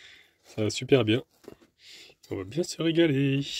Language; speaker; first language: French; native; French